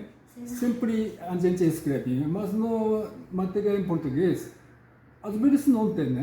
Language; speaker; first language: Portuguese; non-native, learner; Japanese